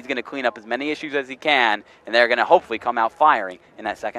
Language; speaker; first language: English; native; English